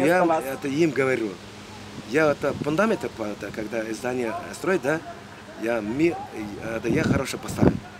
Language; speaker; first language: Russian; non-native, learner; Mongolian